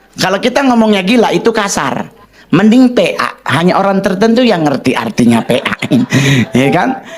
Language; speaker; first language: Indonesian; native; Indonesian